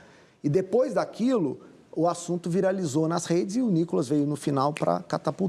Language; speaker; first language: Portuguese; native; Portuguese